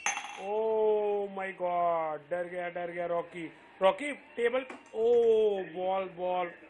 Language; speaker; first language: Hindi; native; Hindi